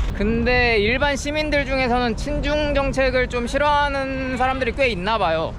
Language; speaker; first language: Korean; native; Korean